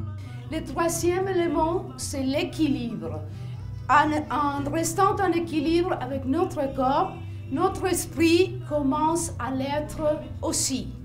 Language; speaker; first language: French; non-native, fluent; Spanish